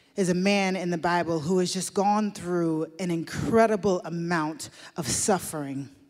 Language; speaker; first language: English; native; English